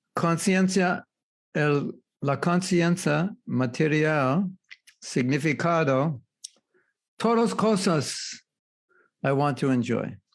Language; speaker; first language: Spanish; non-native, learner; English